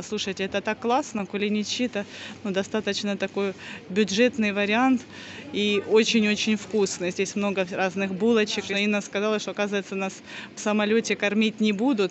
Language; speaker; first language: Russian; native; Russian